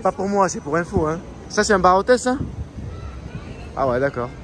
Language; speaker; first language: French; native; French